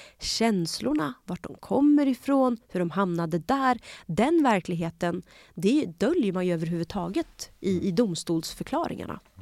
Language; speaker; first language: Swedish; early bilingual, other home language; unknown